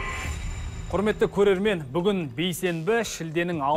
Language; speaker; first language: Kazakh; native; Kazakh